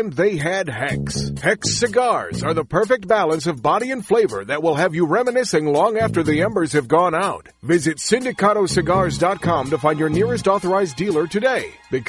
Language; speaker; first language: English; native; English